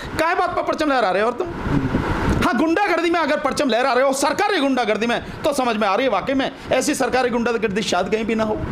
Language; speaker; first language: Hindi; native; Hindi